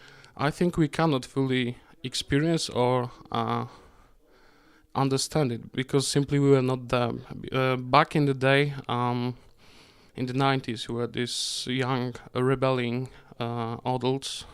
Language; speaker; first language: English; non-native, fluent; Polish